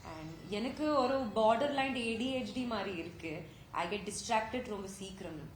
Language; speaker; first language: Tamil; non-native, learner; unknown